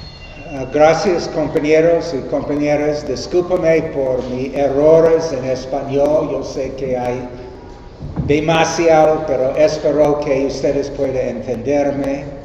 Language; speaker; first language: Spanish; non-native, learner; English